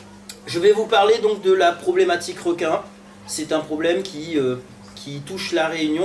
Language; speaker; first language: French; native; French